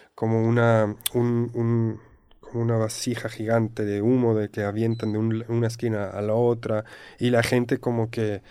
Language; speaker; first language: Spanish; non-native, fluent; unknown